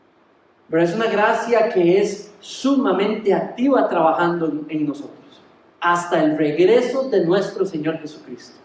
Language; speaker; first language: Spanish; native; Spanish